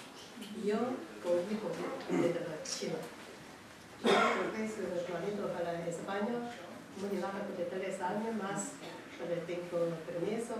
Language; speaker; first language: Spanish; non-native, learner; Chinese